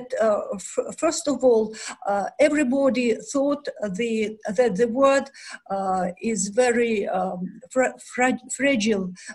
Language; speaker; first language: English; non-native, fluent; Russian